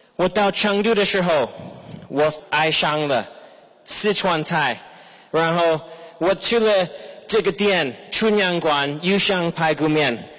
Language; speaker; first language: Chinese; non-native, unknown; English